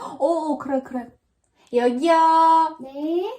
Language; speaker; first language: Korean; non-native, learner; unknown